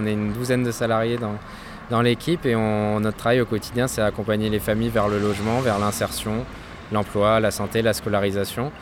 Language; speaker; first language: French; native; French